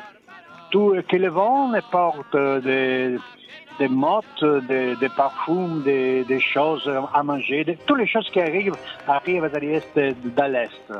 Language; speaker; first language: French; non-native, learner; Italian